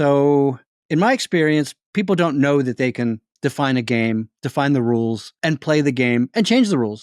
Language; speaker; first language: English; native; English